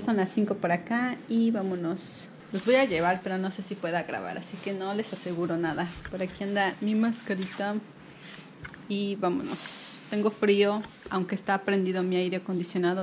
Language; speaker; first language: Spanish; native; Spanish